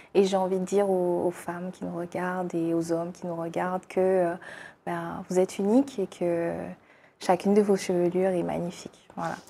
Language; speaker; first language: French; native; French